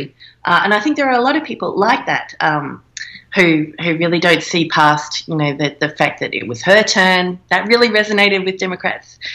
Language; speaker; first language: English; native; English